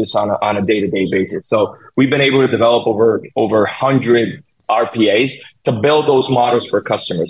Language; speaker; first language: English; non-native, fluent; Spanish